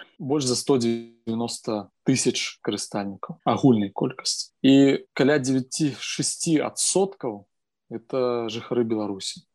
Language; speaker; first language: Belarusian; non-native, local second language; Russian